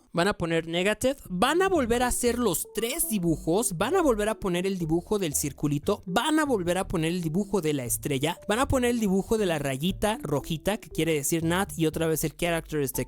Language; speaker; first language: Spanish; native; Spanish